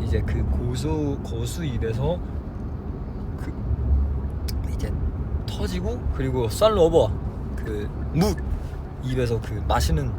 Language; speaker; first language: Korean; non-native, fluent; Chinese